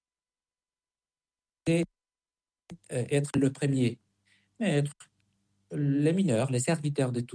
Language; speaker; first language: French; non-native, fluent; Spanish